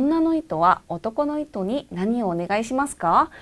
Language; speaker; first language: Japanese; non-native, fluent; Korean